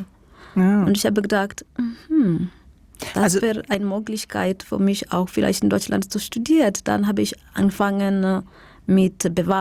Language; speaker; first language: German; non-native, learner; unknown